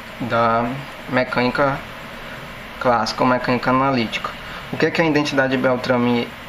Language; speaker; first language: Portuguese; native; Portuguese